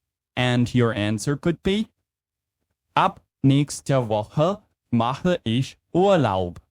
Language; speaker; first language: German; non-native, fluent; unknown